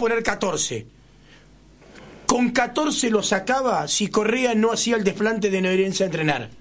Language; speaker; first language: Spanish; native; Spanish